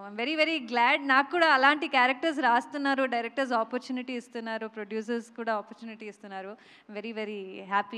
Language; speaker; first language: Telugu; non-native, local second language; Kannada